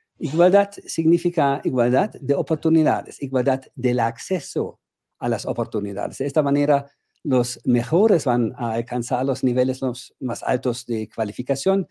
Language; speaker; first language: Spanish; non-native, fluent; German